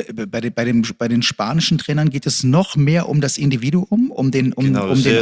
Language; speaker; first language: German; native; German